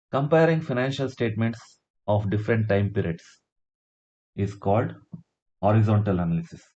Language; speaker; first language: English; non-native, local second language; Kannada